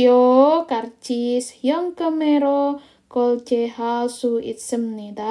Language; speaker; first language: Korean; non-native, fluent; Indonesian